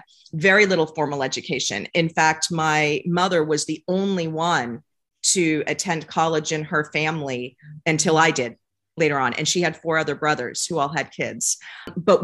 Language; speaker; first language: English; native; English